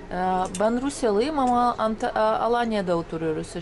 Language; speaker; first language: Turkish; non-native, fluent; Russian